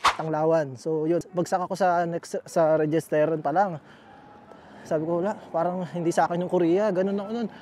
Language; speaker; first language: Filipino; native; Filipino